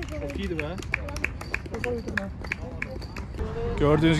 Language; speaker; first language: Turkish; native; Turkish